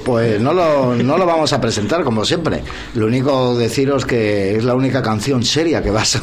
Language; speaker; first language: Spanish; native; Spanish